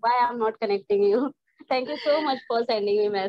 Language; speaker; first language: English; non-native, learner; Hindi